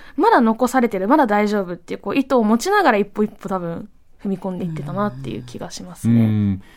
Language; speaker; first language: Japanese; native; Japanese